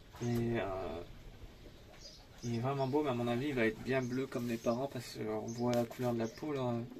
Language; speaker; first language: French; native; French